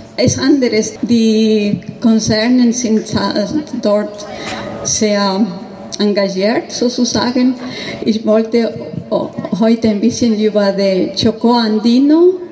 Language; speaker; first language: German; non-native, learner; Spanish